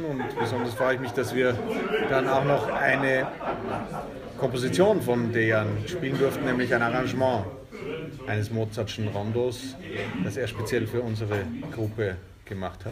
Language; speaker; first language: German; native; German